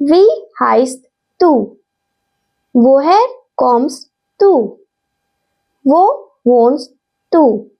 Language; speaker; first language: German; non-native, fluent; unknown